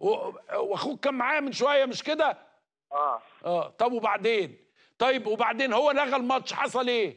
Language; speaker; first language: Arabic; native; Arabic